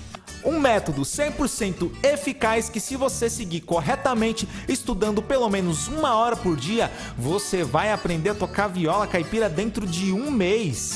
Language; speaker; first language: Portuguese; native; Portuguese